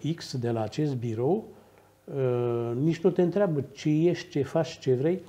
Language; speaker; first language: Romanian; native; Romanian